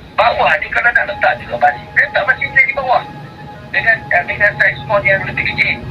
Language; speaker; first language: Malay; native; Malay